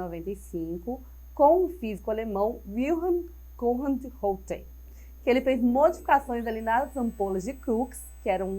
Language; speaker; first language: Portuguese; native; Portuguese